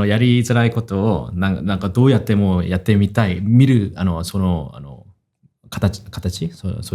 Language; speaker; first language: Japanese; non-native, fluent; Korean